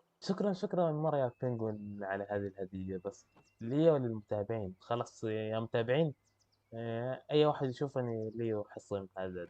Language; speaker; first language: Arabic; native; Arabic